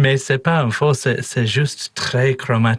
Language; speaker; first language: French; non-native, learner; English